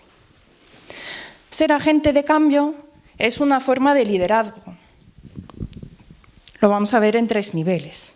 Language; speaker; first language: Spanish; non-native, fluent; Norwegian